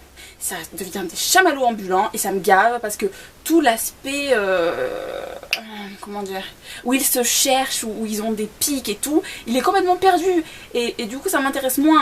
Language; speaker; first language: French; native; French